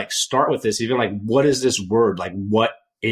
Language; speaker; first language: English; native; English